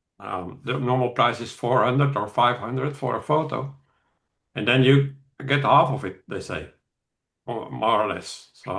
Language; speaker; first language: English; non-native, fluent; Dutch